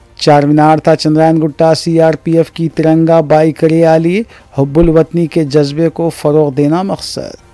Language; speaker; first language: Urdu; native; Urdu